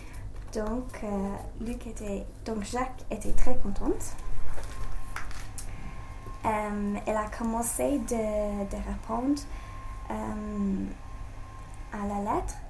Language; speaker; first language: French; non-native, learner; English